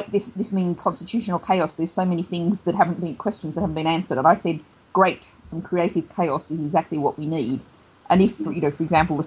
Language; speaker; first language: English; native; English